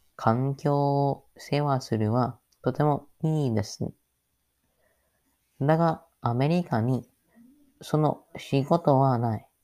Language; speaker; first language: Japanese; non-native, learner; English